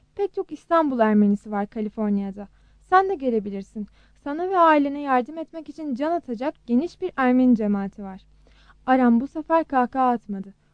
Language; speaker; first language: Turkish; native; Turkish